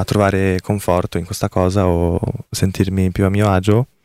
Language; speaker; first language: Italian; early bilingual, other home language; Korean